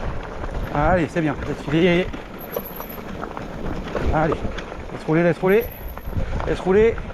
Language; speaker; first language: French; native; French